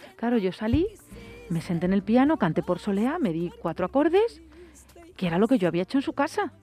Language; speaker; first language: Spanish; native; Spanish